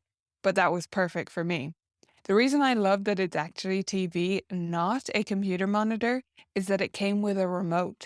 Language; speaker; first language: English; native; English